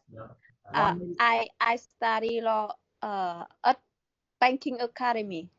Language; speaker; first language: English; non-native, learner; Vietnamese